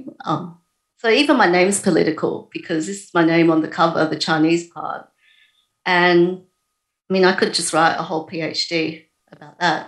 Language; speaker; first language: English; native; English